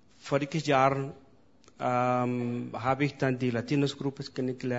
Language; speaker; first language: German; non-native, fluent; Spanish